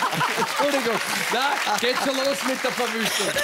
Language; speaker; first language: German; native; German